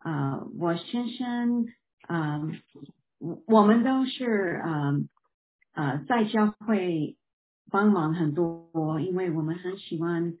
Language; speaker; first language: Chinese; non-native, fluent; English